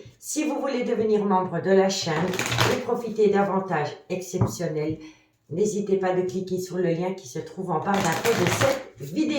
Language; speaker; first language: French; native; French